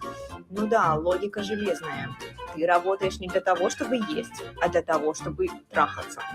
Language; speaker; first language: Russian; native; Russian